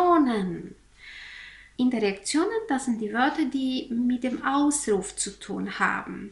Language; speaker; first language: German; non-native, fluent; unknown